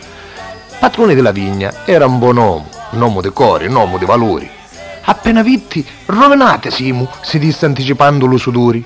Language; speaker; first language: Italian; native; Italian